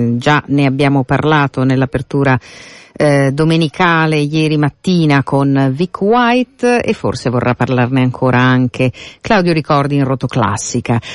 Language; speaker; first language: Italian; native; Italian